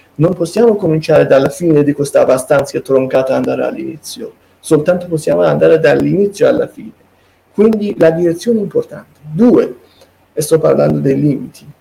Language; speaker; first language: Italian; non-native, fluent; Persian